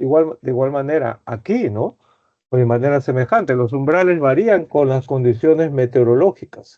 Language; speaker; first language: Spanish; native; Spanish